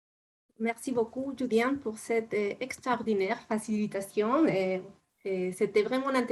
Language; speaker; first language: French; non-native, fluent; Spanish